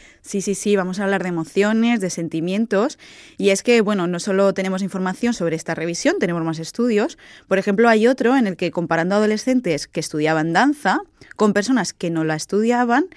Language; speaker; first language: Spanish; native; Spanish